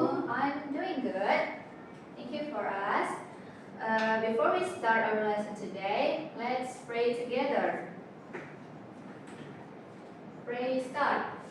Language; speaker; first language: English; non-native, learner; Indonesian